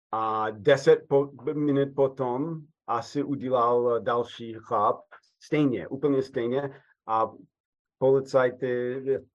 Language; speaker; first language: Czech; non-native, fluent; English